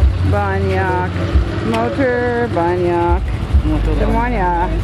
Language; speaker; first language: Indonesian; non-native, learner; English